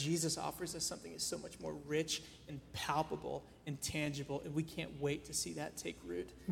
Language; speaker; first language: English; native; English